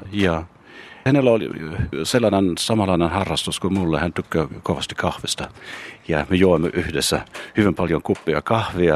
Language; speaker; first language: Finnish; non-native, fluent; German